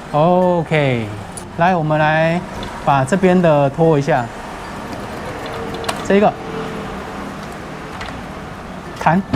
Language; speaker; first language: Chinese; native; Chinese